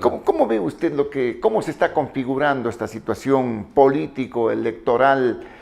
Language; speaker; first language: Spanish; native; Spanish